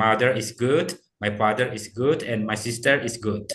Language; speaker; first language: English; non-native, fluent; Indonesian